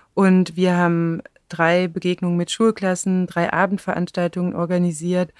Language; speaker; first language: German; native; German